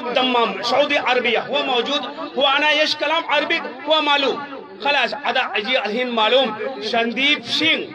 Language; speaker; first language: Arabic; non-native, learner; Urdu